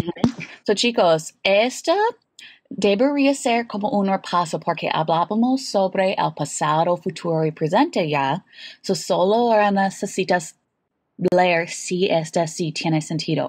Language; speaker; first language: Spanish; non-native, fluent; English